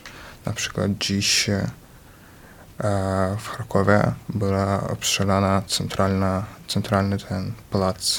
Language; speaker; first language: Polish; early bilingual, other home language; Ukrainian